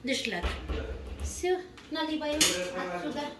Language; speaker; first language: Russian; non-native, learner; Bangla